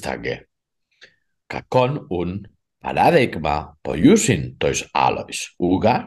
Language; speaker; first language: Greek; non-native, fluent; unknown